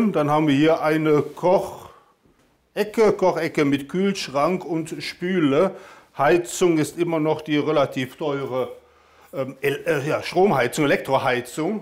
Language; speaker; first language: German; native; German